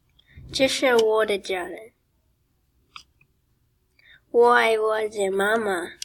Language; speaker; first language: Chinese; non-native, learner; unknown